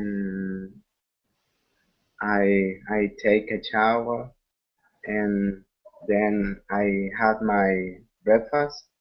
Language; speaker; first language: English; non-native, learner; Spanish